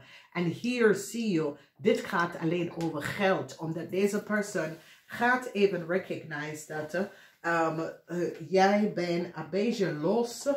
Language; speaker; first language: Dutch; non-native, learner; English